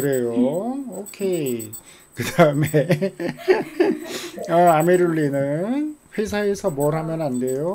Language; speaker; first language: Korean; native; Korean